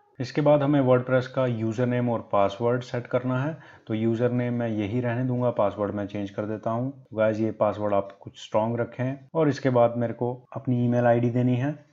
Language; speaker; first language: Hindi; native; Hindi